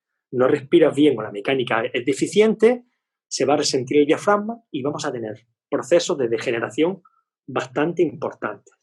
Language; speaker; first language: Spanish; native; Spanish